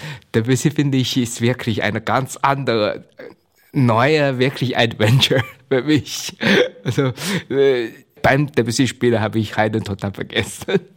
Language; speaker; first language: German; non-native, fluent; Chinese